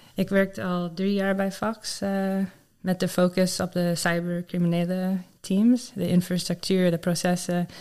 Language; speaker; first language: Dutch; non-native, learner; English